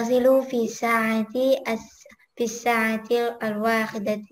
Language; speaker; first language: Arabic; non-native, learner; Indonesian